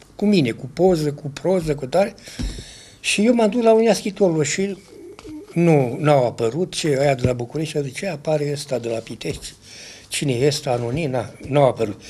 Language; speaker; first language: Romanian; native; Romanian